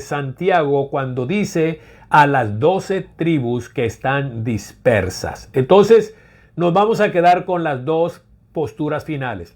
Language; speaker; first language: Spanish; native; Spanish